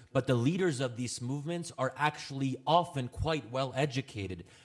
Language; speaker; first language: English; native; English